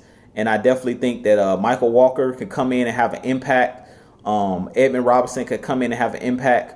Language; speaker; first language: English; native; English